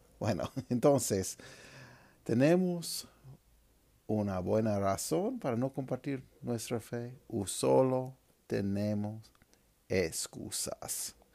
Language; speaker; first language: Spanish; non-native, fluent; English